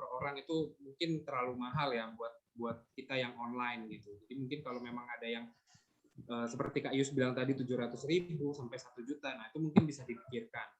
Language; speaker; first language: Indonesian; native; Indonesian